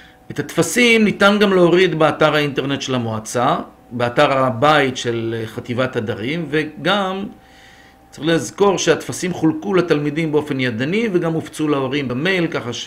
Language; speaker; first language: Hebrew; native; Hebrew